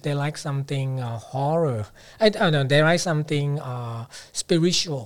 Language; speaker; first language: English; non-native, fluent; Thai